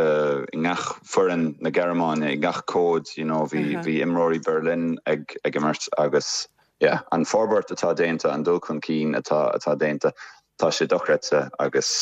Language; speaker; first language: Irish; non-native, fluent; German